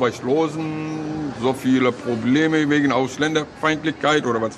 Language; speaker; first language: German; non-native, fluent; Turkish